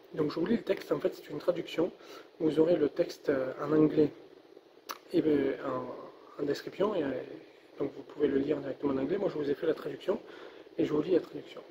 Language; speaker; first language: French; native; French